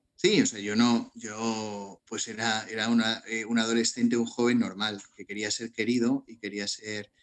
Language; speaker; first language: Spanish; native; Spanish